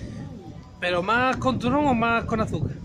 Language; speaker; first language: Spanish; native; Spanish